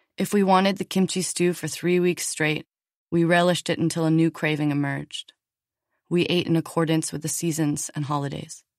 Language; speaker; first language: English; native; English